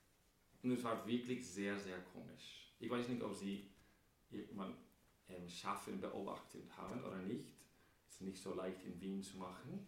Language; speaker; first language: German; non-native, fluent; English